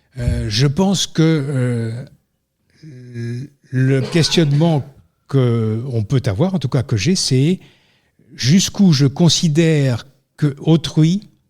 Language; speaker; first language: French; native; French